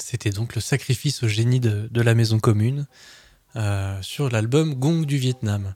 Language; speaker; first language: French; native; French